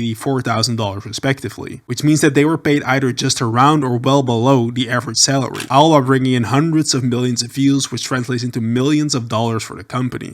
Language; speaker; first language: English; native; English